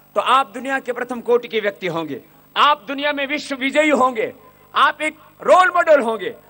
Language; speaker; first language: Hindi; native; Hindi